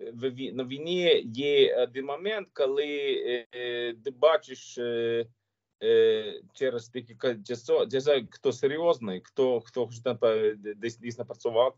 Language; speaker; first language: Ukrainian; non-native, learner; Swedish